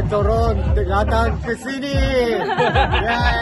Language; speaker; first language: Indonesian; non-native, learner; Japanese